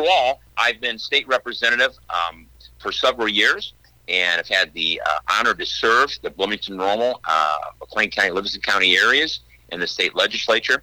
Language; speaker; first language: English; native; English